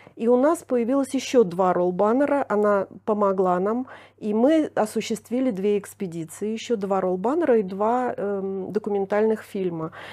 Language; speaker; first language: Russian; native; Russian